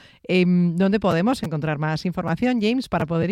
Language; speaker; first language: Spanish; native; Spanish